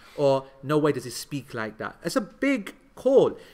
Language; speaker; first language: English; native; English